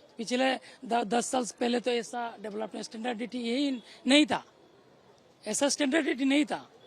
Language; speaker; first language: Hindi; non-native, local second language; Bangla